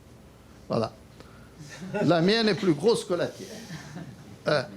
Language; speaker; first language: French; non-native, fluent; Portuguese